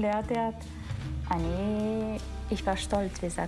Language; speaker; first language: Hebrew; non-native, fluent; German